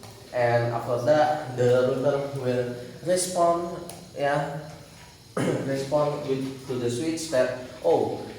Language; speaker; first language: English; non-native, learner; Indonesian